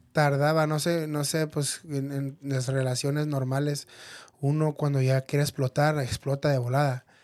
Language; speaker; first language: Spanish; native; Spanish